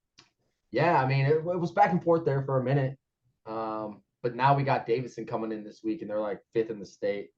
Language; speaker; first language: English; native; English